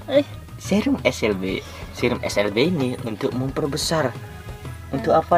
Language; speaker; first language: Indonesian; native; Indonesian